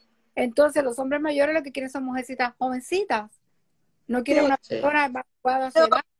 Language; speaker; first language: Spanish; native; Spanish